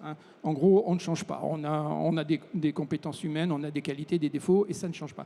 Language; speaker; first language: French; native; French